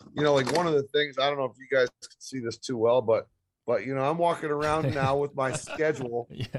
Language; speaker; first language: English; native; English